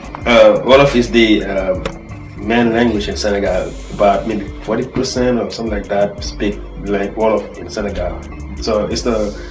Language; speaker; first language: English; non-native, fluent; Wolof